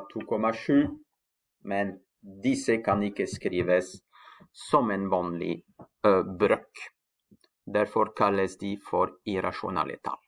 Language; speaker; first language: Norwegian; non-native, fluent; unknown